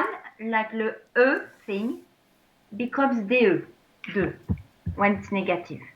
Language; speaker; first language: English; non-native, fluent; French